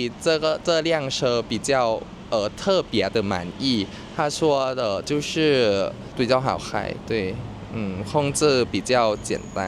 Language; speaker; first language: Chinese; non-native, fluent; Thai